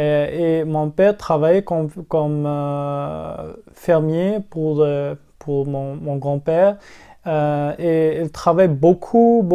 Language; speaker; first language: French; non-native, local second language; English